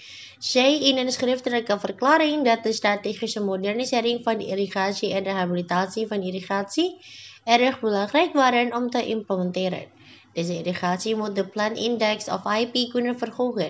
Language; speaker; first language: Dutch; non-native, fluent; Indonesian